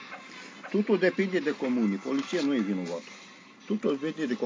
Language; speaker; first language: Italian; non-native, learner; Romanian